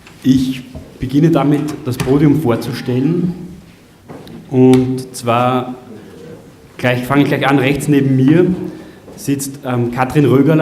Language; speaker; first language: German; native; German